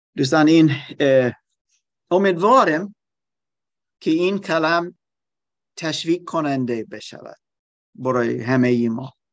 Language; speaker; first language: Persian; non-native, learner; German